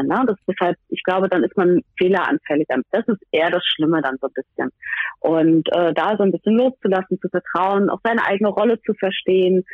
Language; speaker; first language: German; native; German